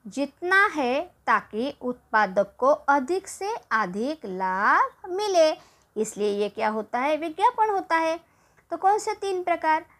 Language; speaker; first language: Hindi; non-native, local second language; Marathi